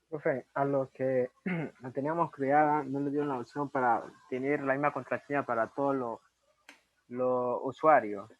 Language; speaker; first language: Spanish; native; Spanish